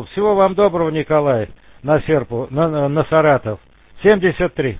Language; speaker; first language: Russian; native; Russian